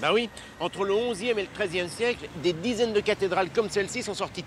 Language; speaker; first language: French; native; French